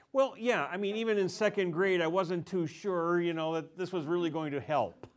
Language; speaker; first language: English; native; English